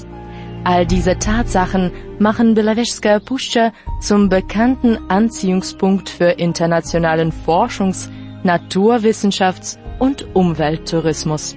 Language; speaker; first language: German; non-native, fluent; Russian